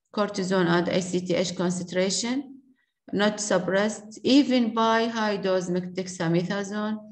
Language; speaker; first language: English; non-native, fluent; Arabic